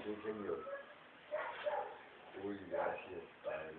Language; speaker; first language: Spanish; native; Spanish